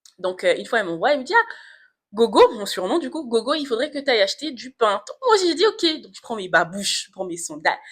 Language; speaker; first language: French; non-native, local second language; Lingala